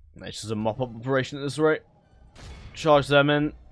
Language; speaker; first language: English; native; English